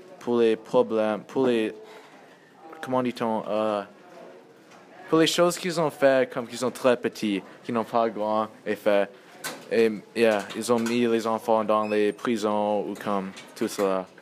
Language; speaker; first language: French; non-native, learner; English